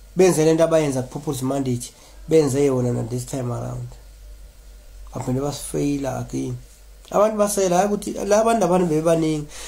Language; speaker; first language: Zulu; native; Zulu